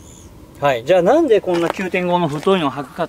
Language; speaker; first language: Japanese; native; Japanese